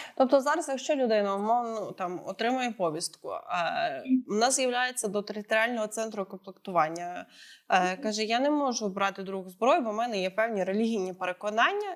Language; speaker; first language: Ukrainian; native; Ukrainian